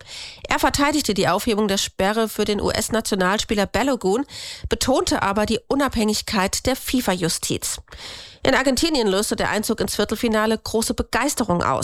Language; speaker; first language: German; native; German